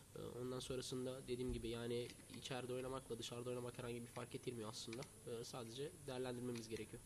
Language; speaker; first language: Turkish; native; Turkish